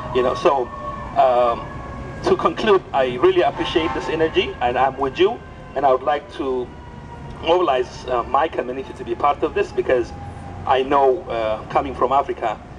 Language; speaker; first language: English; non-native, fluent; Amharic